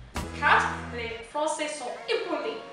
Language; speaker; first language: French; non-native, learner; English